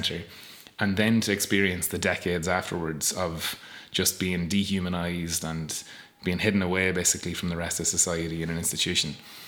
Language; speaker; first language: English; native; English